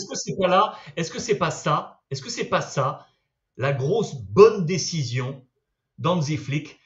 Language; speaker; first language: French; native; French